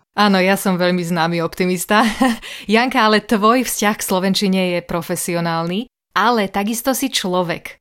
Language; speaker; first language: Slovak; native; Slovak